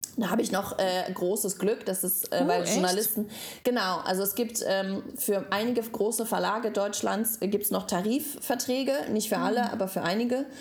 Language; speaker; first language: German; non-native, fluent; Russian